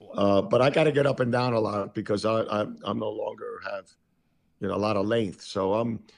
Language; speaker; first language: English; early bilingual, other home language; Spanish